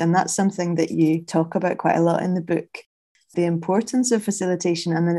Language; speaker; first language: English; native; English